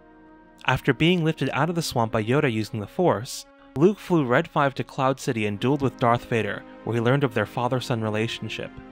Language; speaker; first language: English; native; English